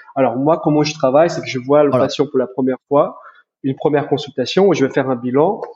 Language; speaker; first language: French; non-native, fluent; Portuguese